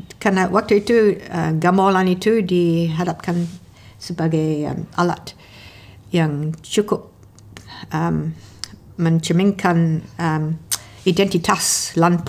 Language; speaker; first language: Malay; non-native, fluent; English